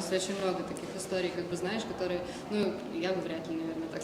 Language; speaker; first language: Russian; native; Russian